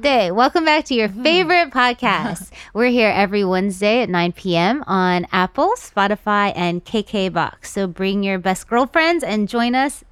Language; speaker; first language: English; native; English